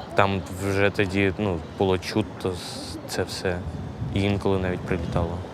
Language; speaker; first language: Ukrainian; native; Ukrainian